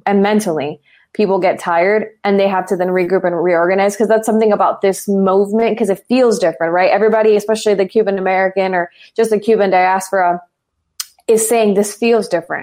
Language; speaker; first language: English; native; English